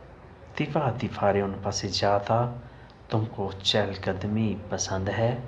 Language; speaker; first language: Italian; non-native, learner; Urdu